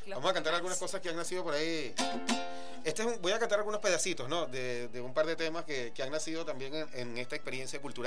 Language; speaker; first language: Spanish; native; Spanish